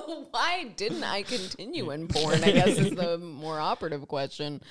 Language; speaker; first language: English; native; English